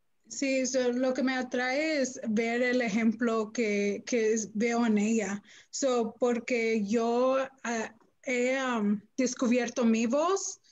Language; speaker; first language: Spanish; early bilingual, heritage; Spanish